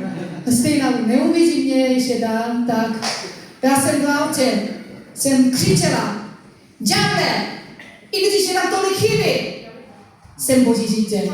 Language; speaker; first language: Czech; non-native, fluent; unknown